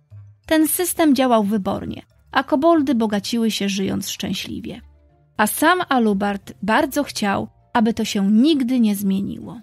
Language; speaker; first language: Polish; native; Polish